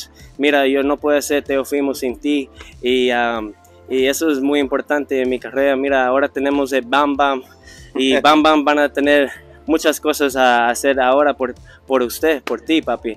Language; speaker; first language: Spanish; early bilingual, heritage; Spanish